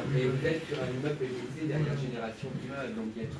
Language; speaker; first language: French; native; French